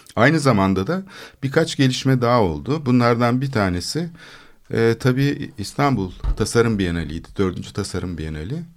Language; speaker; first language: Turkish; native; Turkish